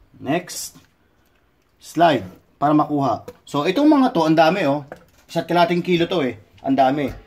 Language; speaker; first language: Filipino; non-native, local second language; Cebuano